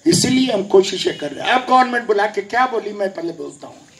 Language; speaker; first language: Hindi; non-native, local second language; Telugu